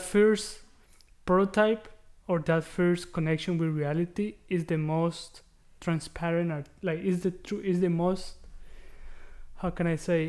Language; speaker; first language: English; non-native, fluent; Spanish